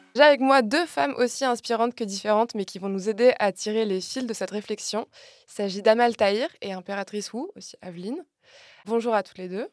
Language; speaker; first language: French; early bilingual, other home language; Spanish